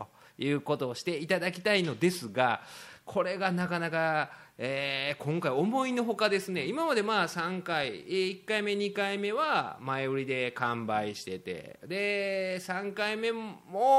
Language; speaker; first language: Japanese; native; Japanese